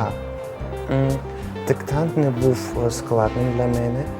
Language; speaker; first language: Ukrainian; non-native, fluent; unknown